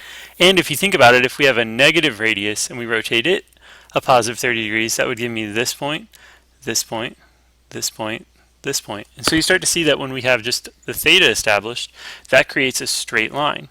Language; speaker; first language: English; native; English